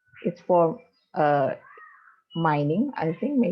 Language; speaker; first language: English; non-native, fluent; Indonesian